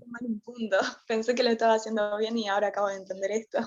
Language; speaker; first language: Spanish; native; Spanish